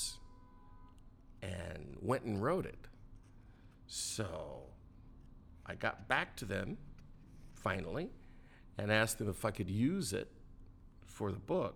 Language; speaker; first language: English; native; English